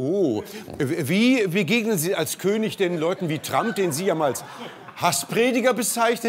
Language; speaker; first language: German; native; German